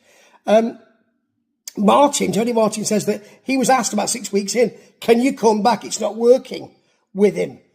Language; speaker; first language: English; native; English